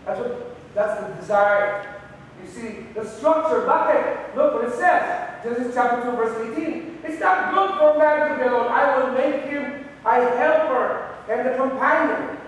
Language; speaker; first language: English; non-native, local second language; Filipino